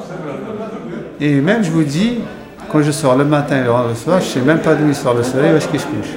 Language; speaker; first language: French; non-native, local second language; Arabic